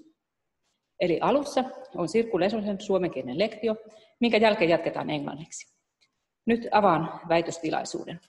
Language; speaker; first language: Finnish; native; Finnish